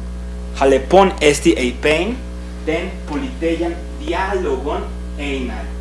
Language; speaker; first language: Greek; non-native, fluent; Spanish